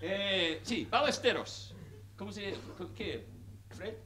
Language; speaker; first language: Spanish; non-native, fluent; English